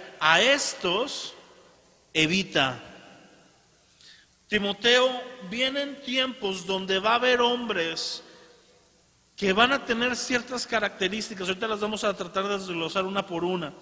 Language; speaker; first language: Spanish; native; Spanish